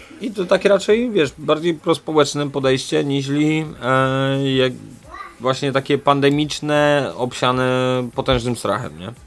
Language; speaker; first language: Polish; native; Polish